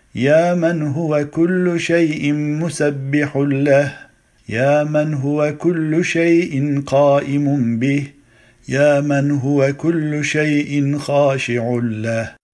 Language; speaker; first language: Arabic; non-native, fluent; Turkish